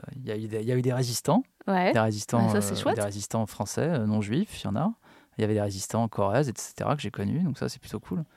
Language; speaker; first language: French; native; French